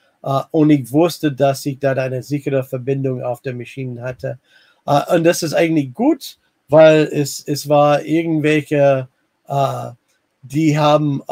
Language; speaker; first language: German; non-native, fluent; English